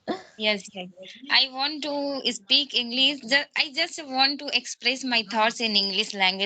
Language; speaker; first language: English; non-native, learner; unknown